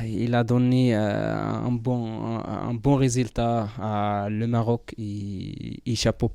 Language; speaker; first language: French; non-native, learner; Central Atlas Tamazight